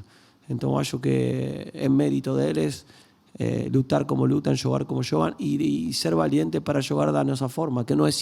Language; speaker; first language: Portuguese; non-native, learner; Spanish